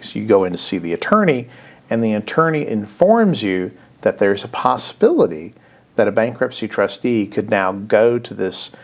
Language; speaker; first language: English; native; English